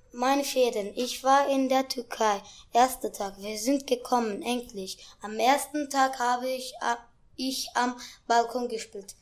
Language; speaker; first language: German; non-native, local second language; Turkish